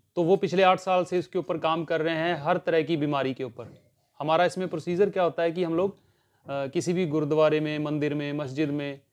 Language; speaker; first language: Hindi; native; Hindi